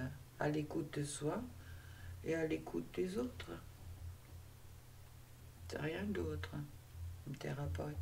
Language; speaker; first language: French; non-native, fluent; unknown